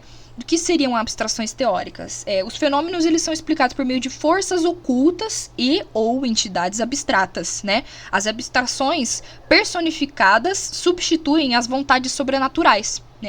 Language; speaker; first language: Portuguese; native; Portuguese